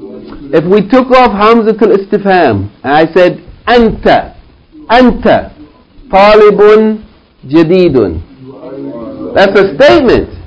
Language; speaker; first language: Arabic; non-native, fluent; English